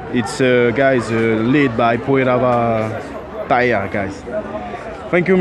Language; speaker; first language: English; non-native, learner; French